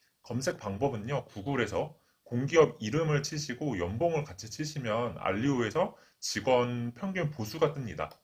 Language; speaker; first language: Korean; native; Korean